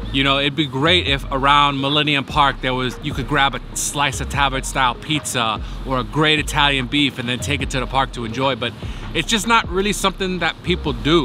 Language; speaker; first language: English; native; English